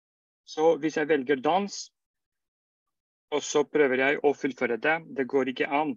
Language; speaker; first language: Norwegian; non-native, fluent; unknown